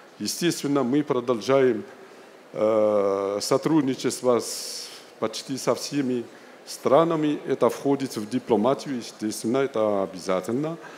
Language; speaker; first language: Russian; non-native, fluent; Arabic